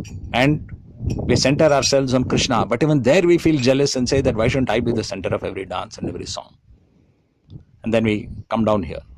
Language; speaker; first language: English; non-native, local second language; Tamil